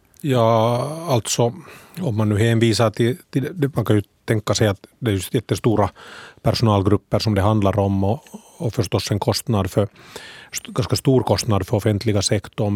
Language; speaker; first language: Swedish; native; Swedish